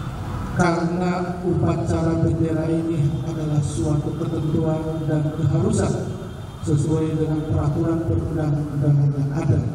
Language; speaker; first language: Indonesian; native; Indonesian